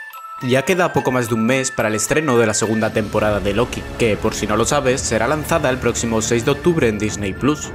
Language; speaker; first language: Spanish; native; Spanish